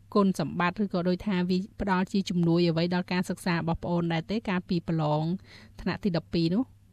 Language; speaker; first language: Khmer; native; Khmer